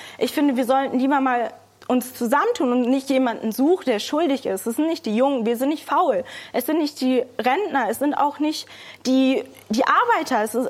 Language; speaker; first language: German; early bilingual, other home language; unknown